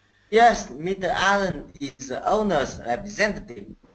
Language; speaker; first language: English; non-native, learner; Vietnamese